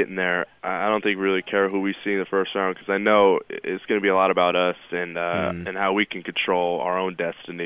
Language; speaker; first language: English; native; English